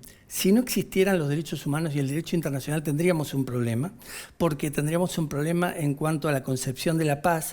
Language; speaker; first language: Spanish; native; Spanish